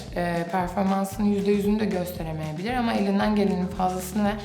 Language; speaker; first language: Turkish; native; Turkish